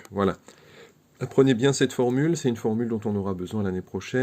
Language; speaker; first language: French; native; French